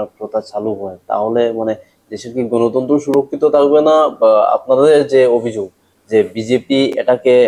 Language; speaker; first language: Bangla; native; Bangla